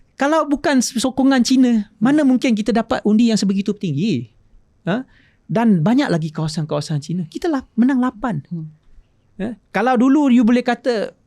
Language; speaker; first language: Malay; non-native, local second language; Chinese